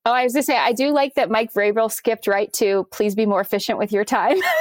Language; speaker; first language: English; native; English